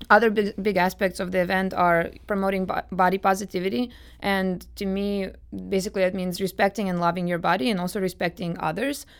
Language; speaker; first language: English; non-native, fluent; Russian